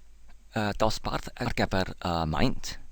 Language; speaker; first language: Welsh; non-native, learner; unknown